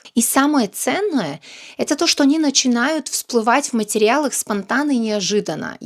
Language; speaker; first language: Russian; non-native, fluent; Serbian